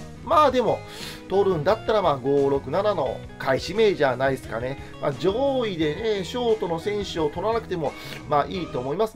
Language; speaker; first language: Japanese; native; Japanese